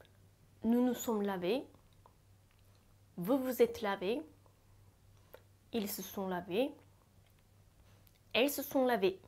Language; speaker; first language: French; non-native, fluent; Japanese